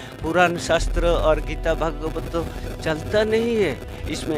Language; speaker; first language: Hindi; non-native, local second language; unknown